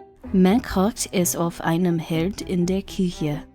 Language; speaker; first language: German; non-native, fluent; English